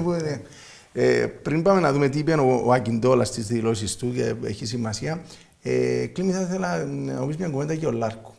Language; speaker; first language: Greek; native; Greek